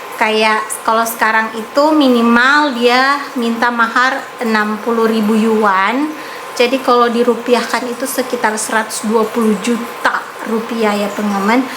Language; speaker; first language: Indonesian; native; Indonesian